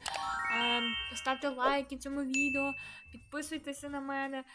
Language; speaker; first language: Ukrainian; native; Ukrainian